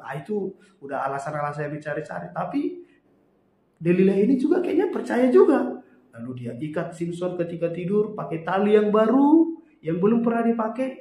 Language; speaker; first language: Indonesian; native; Indonesian